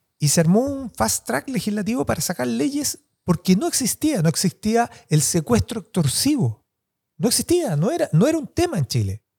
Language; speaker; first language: Spanish; native; Spanish